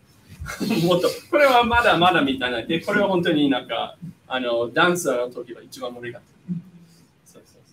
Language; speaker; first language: Japanese; non-native, fluent; English